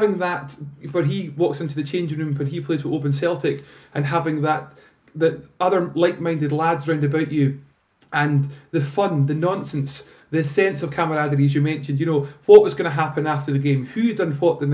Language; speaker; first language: English; native; English